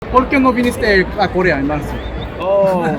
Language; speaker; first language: Spanish; non-native, learner; Korean